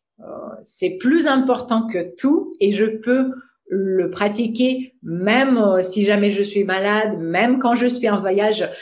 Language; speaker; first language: French; non-native, fluent; Russian